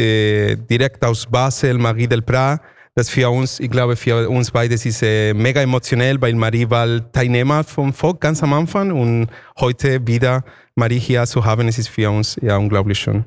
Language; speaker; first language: German; non-native, fluent; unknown